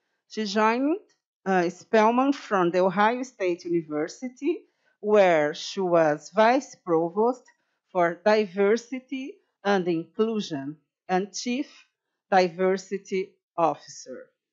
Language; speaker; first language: English; non-native, fluent; Portuguese